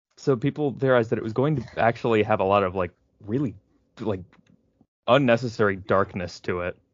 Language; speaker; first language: English; native; English